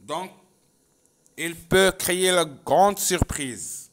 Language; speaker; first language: French; non-native, local second language; Arabic